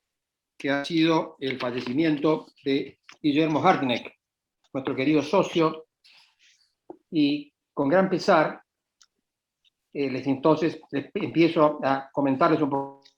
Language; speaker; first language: Spanish; native; Spanish